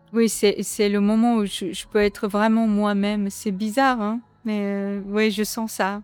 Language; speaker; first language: French; non-native, fluent; Korean